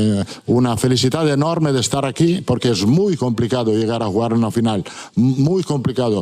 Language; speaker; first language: Spanish; non-native, fluent; Italian